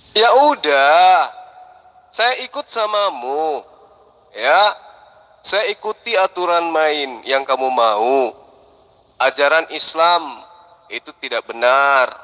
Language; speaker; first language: Indonesian; non-native, local second language; Buginese